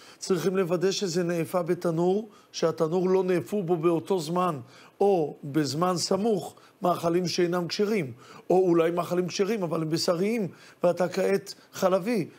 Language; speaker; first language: Hebrew; native; Hebrew